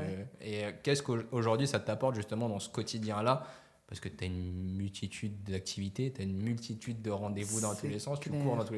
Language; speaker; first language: French; native; French